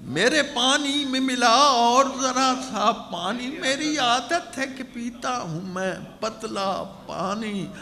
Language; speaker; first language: Urdu; non-native, local second language; Punjabi